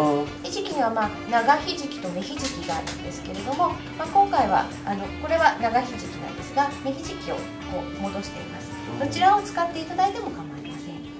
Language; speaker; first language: Japanese; native; Japanese